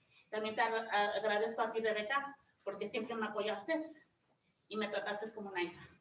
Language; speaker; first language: Spanish; early bilingual, heritage; Spanish